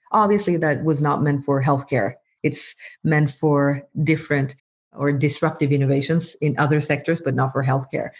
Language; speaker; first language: English; non-native, fluent; Norwegian